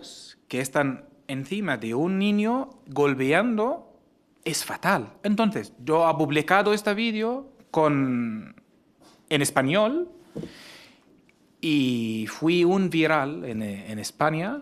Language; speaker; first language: Spanish; non-native, fluent; Arabic